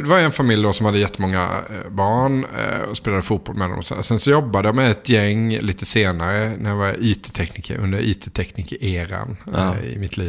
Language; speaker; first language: Swedish; native; Swedish